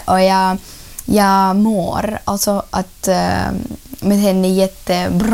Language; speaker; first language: Swedish; non-native, learner; Ukrainian